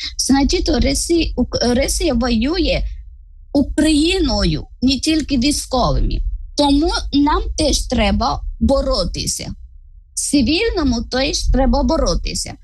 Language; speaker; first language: Ukrainian; non-native, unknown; Malayalam